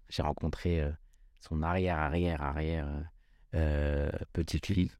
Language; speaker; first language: French; early bilingual, other home language; Kabyle